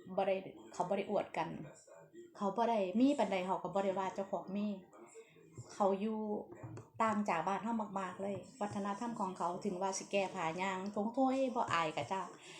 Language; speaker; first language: Thai; non-native, local second language; Northeastern Thai